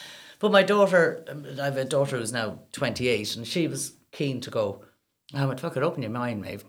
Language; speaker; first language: English; native; English